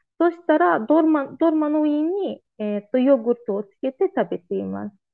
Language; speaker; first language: Japanese; non-native, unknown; Azerbaijani